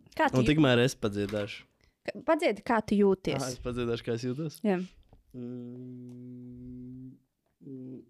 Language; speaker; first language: Latvian; native; Latvian